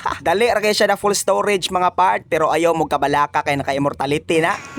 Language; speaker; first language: Cebuano; native; Cebuano